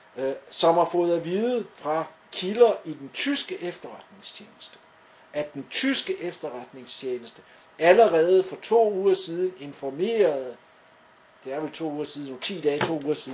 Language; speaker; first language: Danish; native; Danish